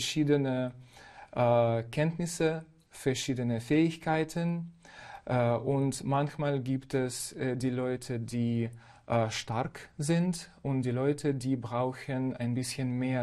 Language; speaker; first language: German; non-native, fluent; Ukrainian